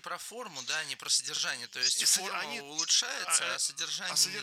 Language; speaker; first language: Russian; native; Russian